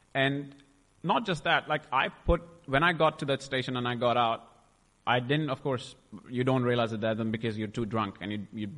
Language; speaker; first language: English; non-native, local second language; Punjabi